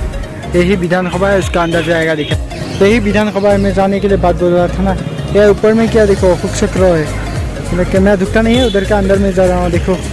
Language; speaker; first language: Hindi; non-native, local second language; Assamese